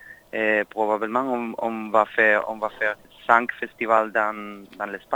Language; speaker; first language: French; non-native, learner; Spanish